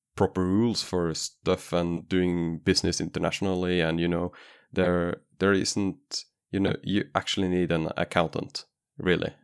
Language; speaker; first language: English; non-native, fluent; Norwegian